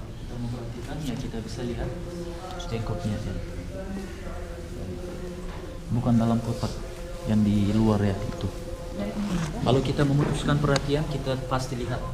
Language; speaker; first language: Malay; non-native, fluent; Turkish